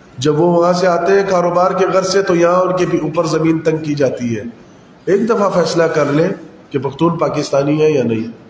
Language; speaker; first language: Urdu; non-native, local second language; Pashto